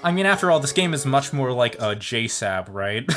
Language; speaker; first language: English; native; English